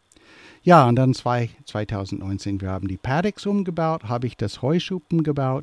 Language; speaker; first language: German; early bilingual, heritage; English